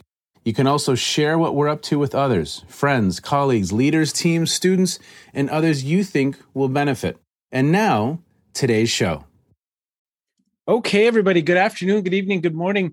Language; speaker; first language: English; native; English